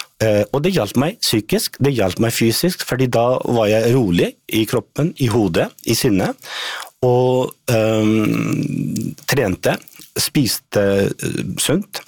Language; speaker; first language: Norwegian; non-native, fluent; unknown